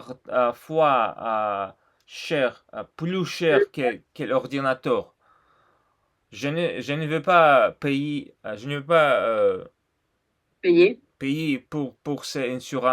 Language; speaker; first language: French; non-native, learner; Russian